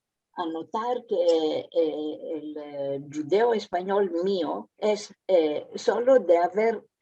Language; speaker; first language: Spanish; early bilingual, heritage; Spanish